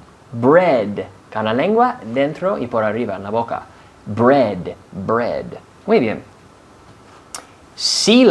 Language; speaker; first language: Spanish; non-native, fluent; English